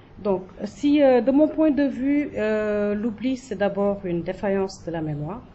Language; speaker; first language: French; non-native, local second language; Jola-Fonyi